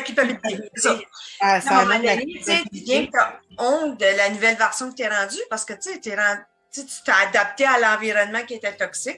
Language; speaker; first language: French; native; French